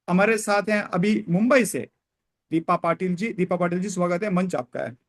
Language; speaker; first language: Hindi; non-native, local second language; Kannada